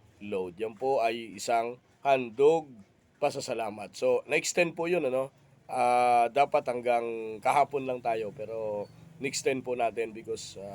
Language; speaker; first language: Filipino; native; Filipino